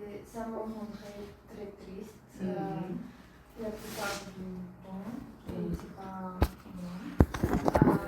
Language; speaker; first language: French; non-native, learner; Bulgarian